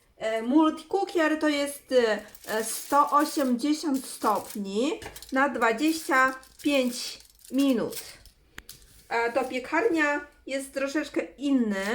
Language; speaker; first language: Polish; non-native, learner; Chinese